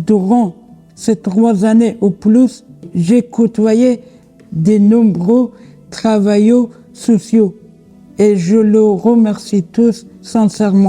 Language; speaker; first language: French; non-native, learner; Persian